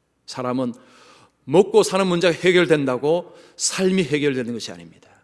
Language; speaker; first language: Korean; native; Korean